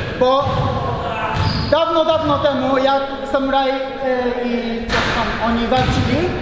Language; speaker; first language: Polish; non-native, learner; Japanese